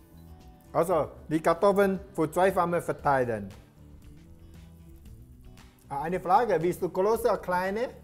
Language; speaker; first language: German; non-native, learner; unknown